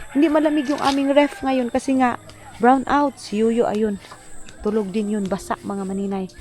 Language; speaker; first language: Filipino; non-native, local second language; Cebuano